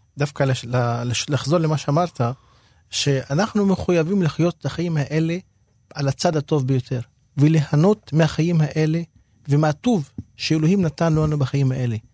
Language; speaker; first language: Hebrew; non-native, local second language; Arabic